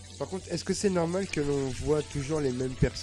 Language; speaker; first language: French; native; French